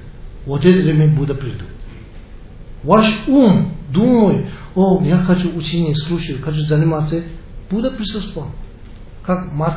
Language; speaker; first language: Russian; non-native, learner; Tibetan